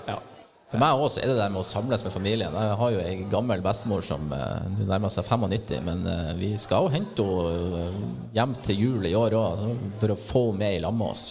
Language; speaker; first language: Norwegian; native; Norwegian